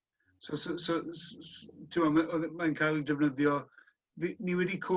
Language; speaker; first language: Welsh; non-native, local second language; English